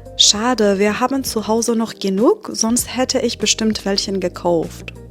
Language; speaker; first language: German; non-native, fluent; Persian